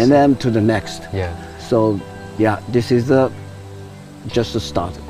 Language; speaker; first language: English; non-native, learner; Japanese